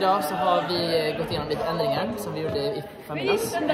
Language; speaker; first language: Swedish; native; Swedish